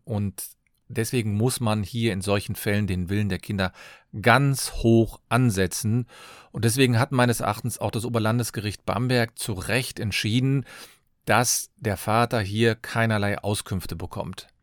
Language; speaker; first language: German; native; German